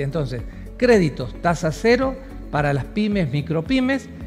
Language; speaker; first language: Spanish; native; Spanish